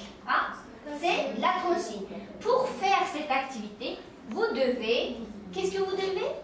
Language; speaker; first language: French; non-native, fluent; Uzbek